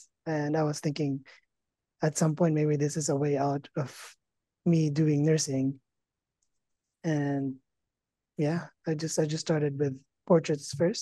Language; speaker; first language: English; non-native, local second language; Filipino